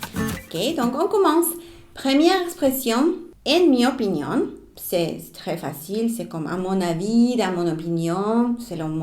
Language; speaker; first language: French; non-native, fluent; Spanish